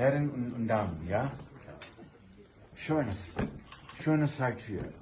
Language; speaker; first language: German; non-native, learner; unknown